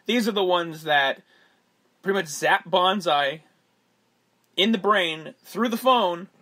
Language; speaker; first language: English; native; English